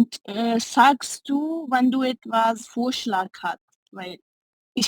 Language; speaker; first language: German; non-native, learner; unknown